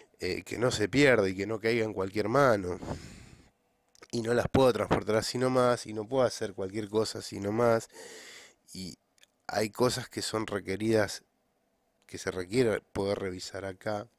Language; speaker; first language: Spanish; native; Spanish